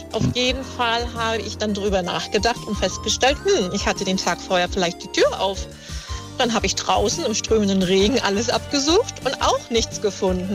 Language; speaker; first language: German; native; German